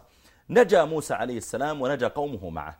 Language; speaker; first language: Arabic; native; Arabic